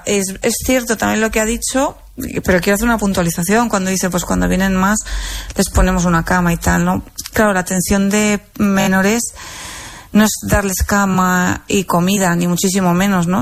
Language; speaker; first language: Spanish; native; Spanish